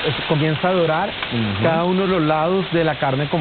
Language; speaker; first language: Spanish; native; Spanish